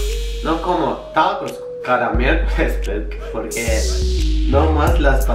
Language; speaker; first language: Spanish; non-native, learner; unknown